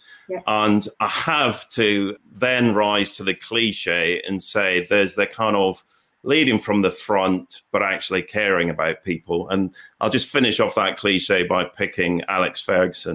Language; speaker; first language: English; native; English